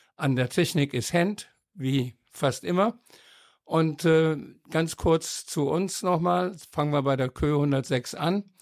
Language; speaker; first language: German; native; German